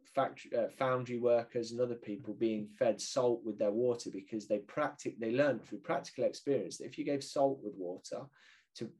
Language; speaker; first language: English; native; English